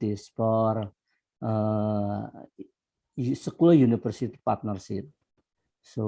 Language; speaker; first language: English; non-native, fluent; Indonesian